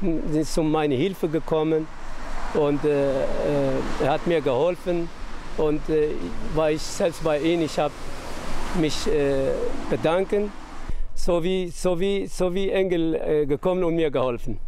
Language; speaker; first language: German; non-native, learner; Turkish